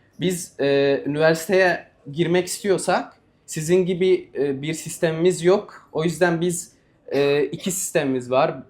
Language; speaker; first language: Turkish; non-native, fluent; Arabic